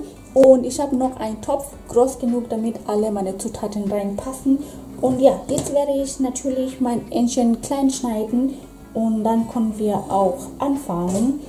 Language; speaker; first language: German; non-native, fluent; Swahili